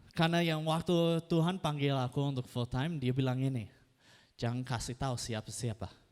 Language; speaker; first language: Indonesian; non-native, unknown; English